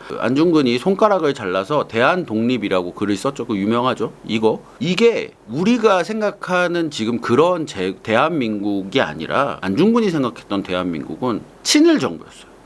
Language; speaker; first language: Korean; native; Korean